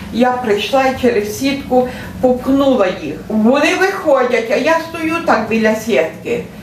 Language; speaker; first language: Ukrainian; native; Ukrainian